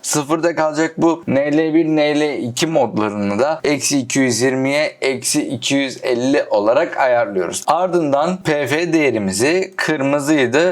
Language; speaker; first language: Turkish; native; Turkish